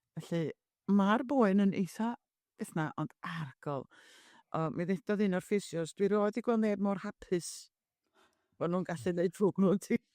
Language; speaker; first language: Welsh; native; Welsh